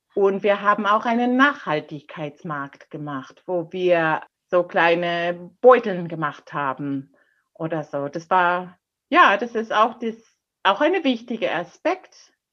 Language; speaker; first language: German; non-native, fluent; English